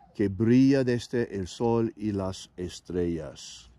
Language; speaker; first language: Spanish; non-native, learner; English